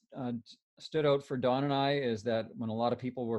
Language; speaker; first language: English; native; English